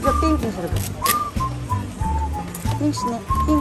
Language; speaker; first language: Japanese; non-native, fluent; Filipino